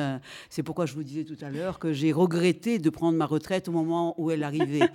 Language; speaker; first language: French; native; French